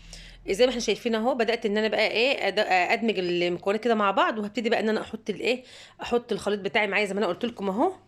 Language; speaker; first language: Arabic; native; Arabic